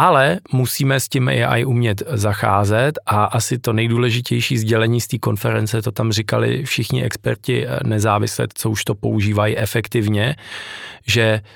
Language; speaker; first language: Czech; native; Czech